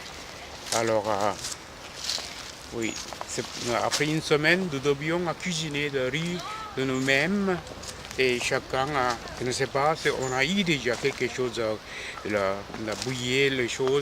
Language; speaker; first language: French; non-native, fluent; Korean